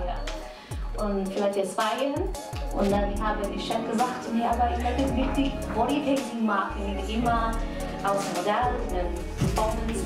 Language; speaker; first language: German; non-native, learner; Cantonese